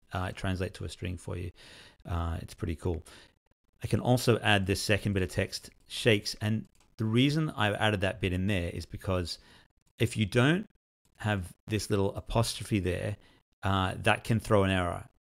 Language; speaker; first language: English; native; English